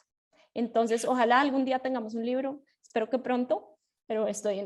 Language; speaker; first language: Spanish; native; Spanish